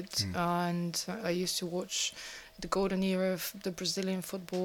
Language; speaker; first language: English; non-native, fluent; Bulgarian